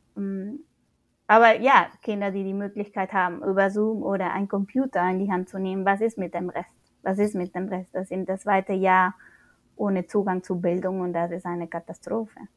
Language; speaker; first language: German; non-native, fluent; Spanish